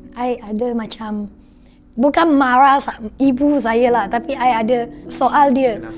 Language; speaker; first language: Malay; non-native, local second language; Chinese